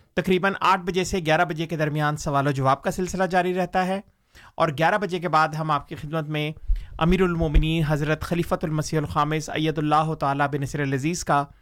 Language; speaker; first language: Urdu; native; Urdu